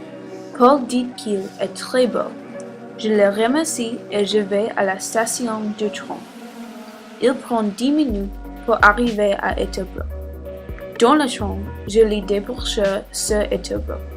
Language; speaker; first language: French; non-native, learner; English